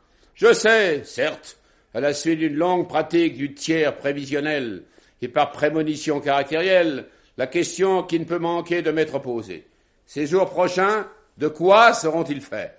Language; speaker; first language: French; native; French